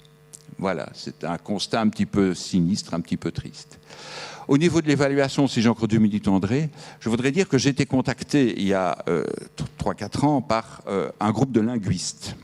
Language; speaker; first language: French; native; French